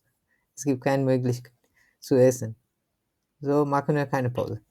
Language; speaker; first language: German; non-native, learner; Bangla